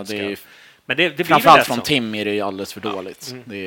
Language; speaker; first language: Swedish; native; Swedish